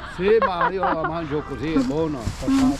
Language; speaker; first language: Italian; non-native, learner; Filipino